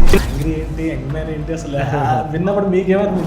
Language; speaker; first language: Telugu; native; Telugu